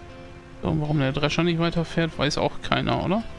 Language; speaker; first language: German; native; German